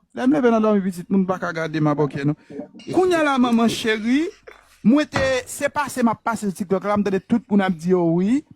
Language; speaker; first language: Haitian Creole; native; Haitian Creole